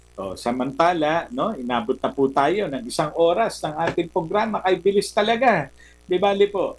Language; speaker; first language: Filipino; native; Filipino